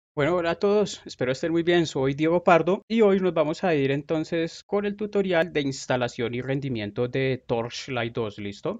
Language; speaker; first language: Spanish; native; Spanish